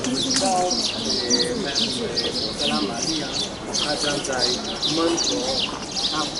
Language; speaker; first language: Chinese; non-native, fluent; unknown